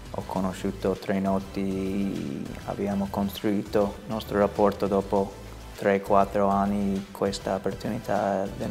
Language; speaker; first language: Italian; non-native, fluent; English